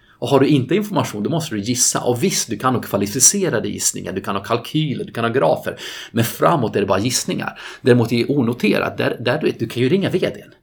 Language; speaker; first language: Swedish; non-native, fluent; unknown